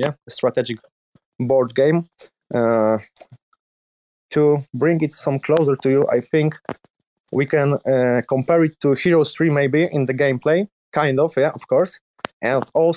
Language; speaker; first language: English; non-native, learner; Polish